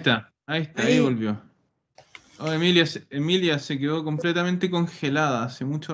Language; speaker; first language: Spanish; non-native, fluent; Italian